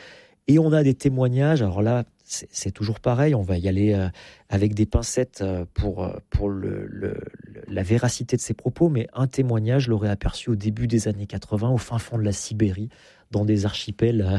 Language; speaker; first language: French; native; French